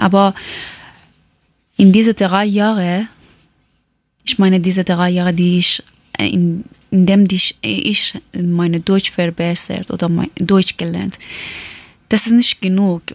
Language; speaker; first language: German; non-native, learner; Persian